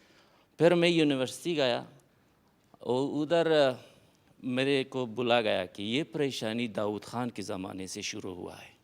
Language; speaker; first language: Hindi; non-native, learner; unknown